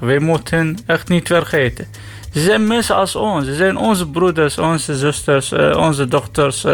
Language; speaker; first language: Dutch; non-native, learner; Arabic